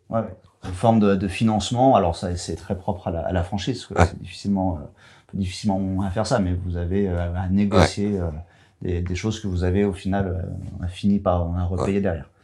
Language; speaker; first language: French; native; French